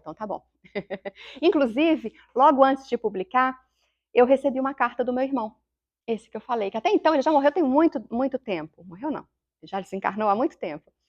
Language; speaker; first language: Portuguese; native; Portuguese